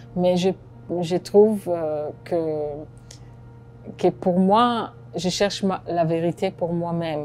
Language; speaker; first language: French; non-native, fluent; Hebrew